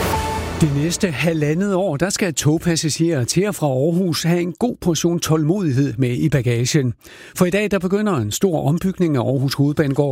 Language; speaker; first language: Danish; native; Danish